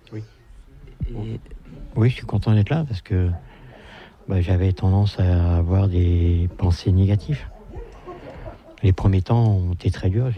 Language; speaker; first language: French; native; French